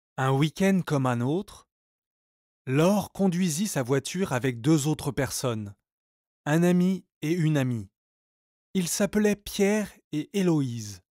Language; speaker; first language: French; native; French